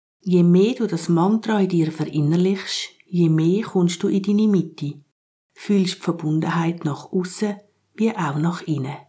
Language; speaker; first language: German; native; German